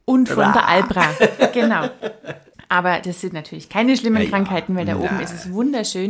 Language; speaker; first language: German; native; German